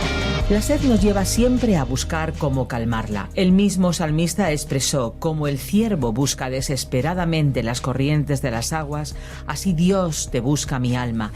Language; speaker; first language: Spanish; native; Spanish